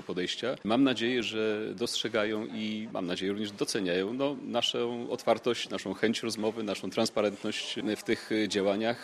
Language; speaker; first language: Polish; native; Polish